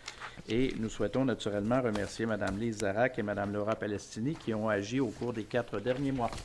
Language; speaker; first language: French; native; French